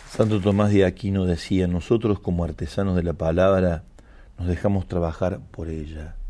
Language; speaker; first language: Spanish; native; Spanish